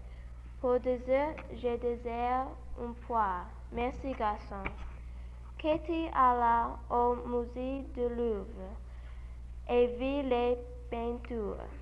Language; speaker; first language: French; non-native, learner; English